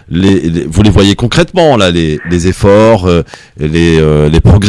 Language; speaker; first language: French; native; French